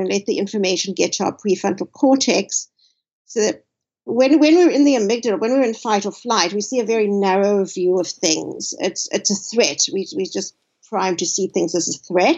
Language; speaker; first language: English; native; English